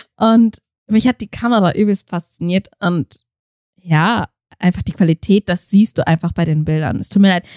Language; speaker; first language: German; early bilingual, other home language; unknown